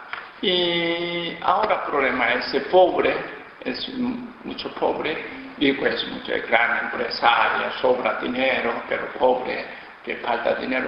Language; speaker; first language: Spanish; non-native, learner; Korean